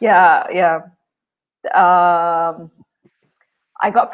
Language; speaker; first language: English; non-native, fluent; Arabic